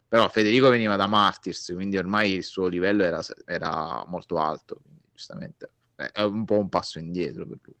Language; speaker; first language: Italian; native; Italian